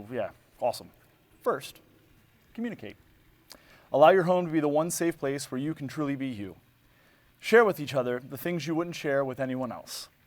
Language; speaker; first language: English; native; English